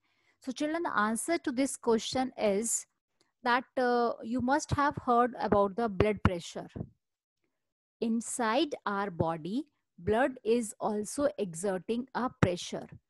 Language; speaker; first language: English; non-native, local second language; Hindi